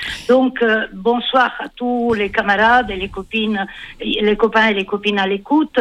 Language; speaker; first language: French; non-native, fluent; Italian